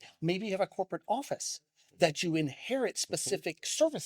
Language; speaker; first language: English; native; English